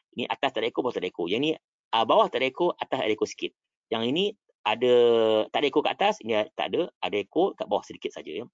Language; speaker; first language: Malay; native; Malay